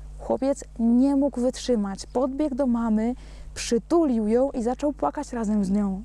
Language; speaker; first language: Polish; non-native, fluent; Spanish